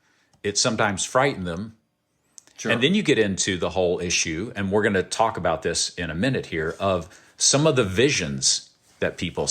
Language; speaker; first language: English; native; English